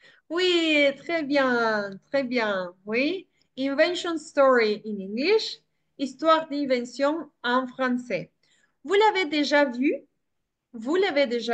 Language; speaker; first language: French; non-native, fluent; Spanish